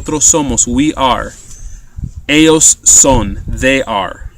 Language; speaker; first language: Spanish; non-native, fluent; English